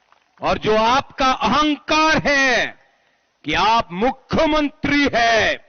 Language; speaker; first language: Hindi; non-native, local second language; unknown